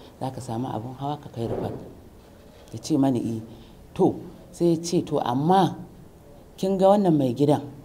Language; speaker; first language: Hausa; native; Hausa